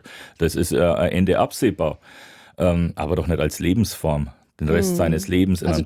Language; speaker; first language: German; native; German